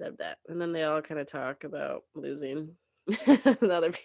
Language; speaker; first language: English; native; English